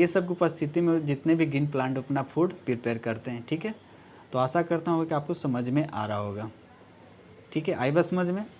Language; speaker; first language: Hindi; native; Hindi